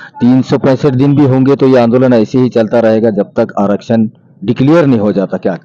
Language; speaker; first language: Urdu; native; Urdu